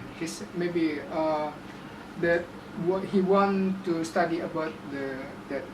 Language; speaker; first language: English; non-native, learner; Indonesian